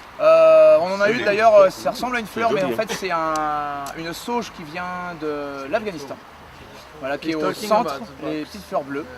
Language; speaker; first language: French; native; French